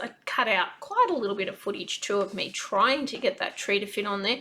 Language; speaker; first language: English; native; English